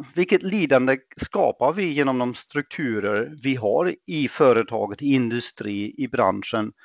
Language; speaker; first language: Swedish; non-native, fluent; German